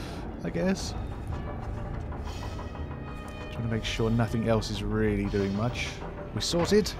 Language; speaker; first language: English; native; English